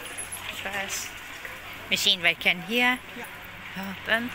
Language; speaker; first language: Dutch; non-native, learner; Thai